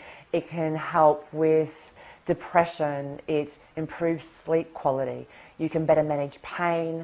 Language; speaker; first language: English; native; English